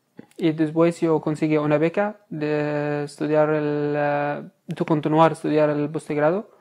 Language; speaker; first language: Spanish; non-native, fluent; Arabic